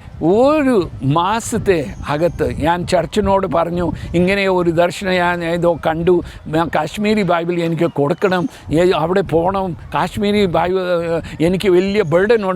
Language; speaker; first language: Malayalam; early bilingual, heritage; Malayalam